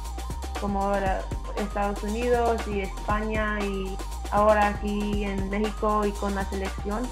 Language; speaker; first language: Spanish; early bilingual, heritage; English